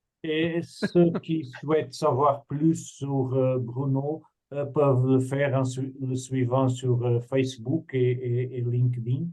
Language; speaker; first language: French; non-native, fluent; Portuguese